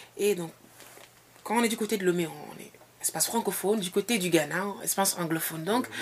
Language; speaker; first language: French; non-native, local second language; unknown